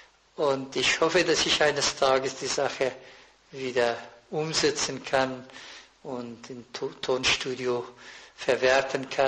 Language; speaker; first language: German; non-native, fluent; Persian